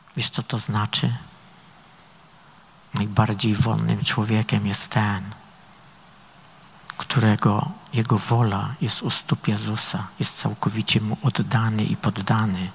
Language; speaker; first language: Polish; native; Polish